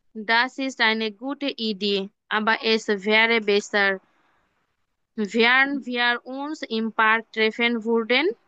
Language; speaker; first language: German; non-native, learner; Bangla